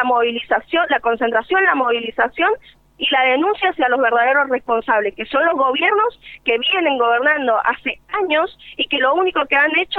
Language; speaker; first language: Spanish; native; Spanish